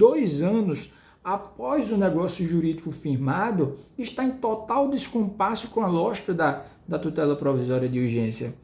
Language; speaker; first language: Portuguese; native; Portuguese